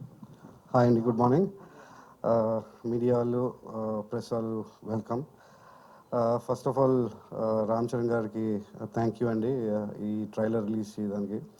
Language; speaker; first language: Telugu; native; Telugu